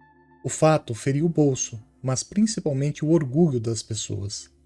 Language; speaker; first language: Portuguese; native; Portuguese